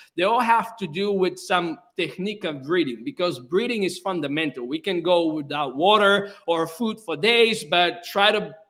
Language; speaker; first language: English; non-native, fluent; Bulgarian